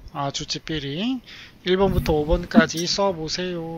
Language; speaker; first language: Korean; native; Korean